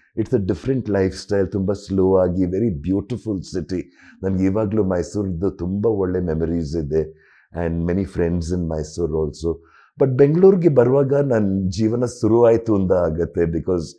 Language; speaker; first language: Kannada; non-native, local second language; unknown